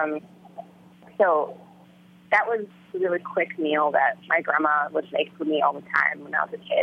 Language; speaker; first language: English; early bilingual, other home language; Vietnamese